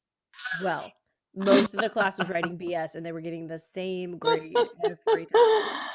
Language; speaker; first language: English; native; English